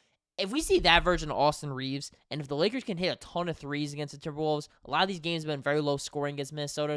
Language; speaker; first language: English; native; English